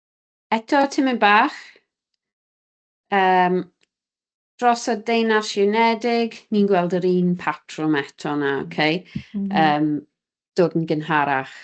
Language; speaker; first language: Welsh; native; Welsh